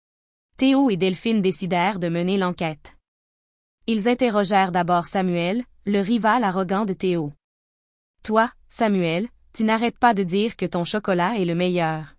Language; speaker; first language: French; native; French